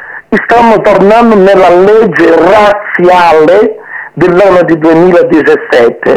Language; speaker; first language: Italian; non-native, fluent; Portuguese